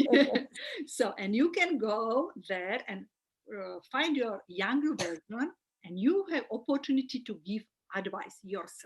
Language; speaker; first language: English; non-native, fluent; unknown